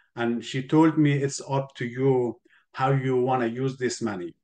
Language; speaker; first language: English; non-native, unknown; Persian